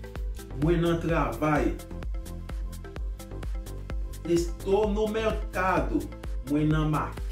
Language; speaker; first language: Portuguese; non-native, fluent; Haitian Creole